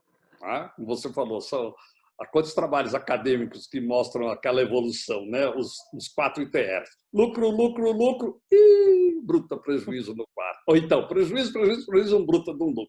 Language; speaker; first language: Portuguese; native; Portuguese